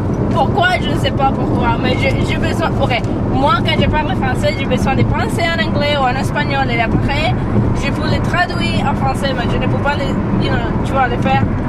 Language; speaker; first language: French; non-native, learner; Spanish